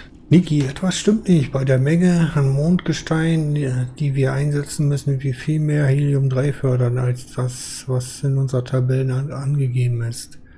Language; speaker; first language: German; native; German